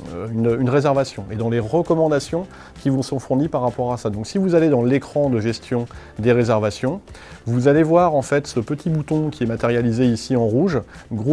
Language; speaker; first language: French; native; French